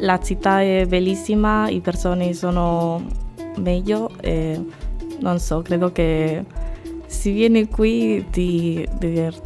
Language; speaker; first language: Italian; non-native, learner; Spanish